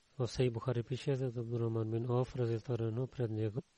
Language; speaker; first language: Bulgarian; non-native, learner; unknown